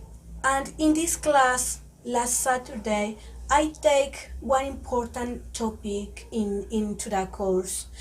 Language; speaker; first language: English; non-native, learner; Spanish